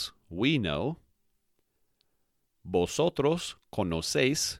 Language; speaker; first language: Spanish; non-native, fluent; English